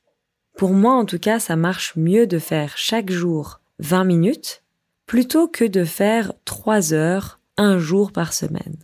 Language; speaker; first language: French; native; French